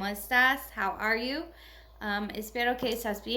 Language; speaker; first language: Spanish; non-native, learner; English